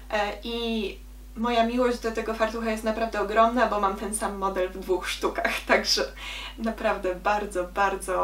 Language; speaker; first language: Polish; native; Polish